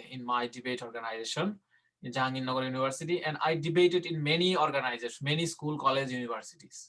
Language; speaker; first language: English; non-native, local second language; Bangla